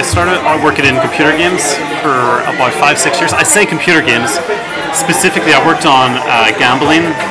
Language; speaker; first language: English; native; English